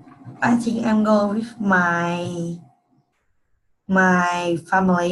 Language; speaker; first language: English; non-native, learner; Vietnamese